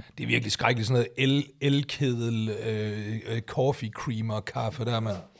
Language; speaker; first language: Danish; native; Danish